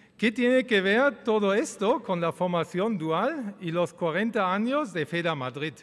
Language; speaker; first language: Spanish; early bilingual, other home language; German